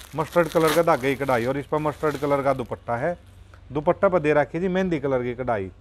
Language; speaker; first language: Hindi; native; Hindi